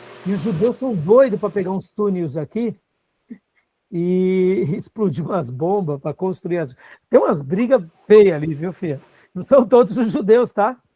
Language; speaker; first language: Portuguese; native; Portuguese